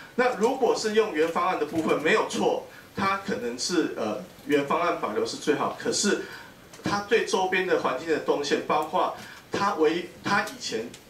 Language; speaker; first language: Chinese; native; Chinese